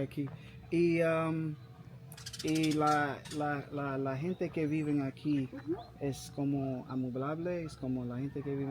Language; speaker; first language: Spanish; non-native, learner; English